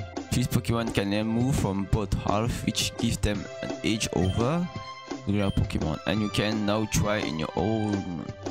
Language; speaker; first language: English; non-native, learner; French